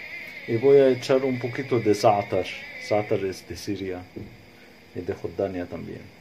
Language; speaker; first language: Spanish; non-native, fluent; Arabic